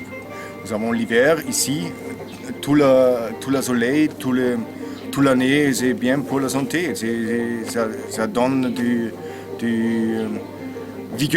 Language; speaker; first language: French; non-native, learner; German